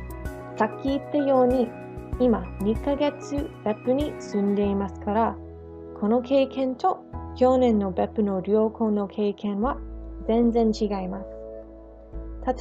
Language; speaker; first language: Japanese; non-native, learner; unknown